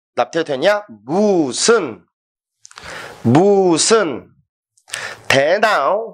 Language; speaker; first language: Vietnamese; non-native, fluent; Korean